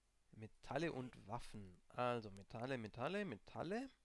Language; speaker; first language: German; native; German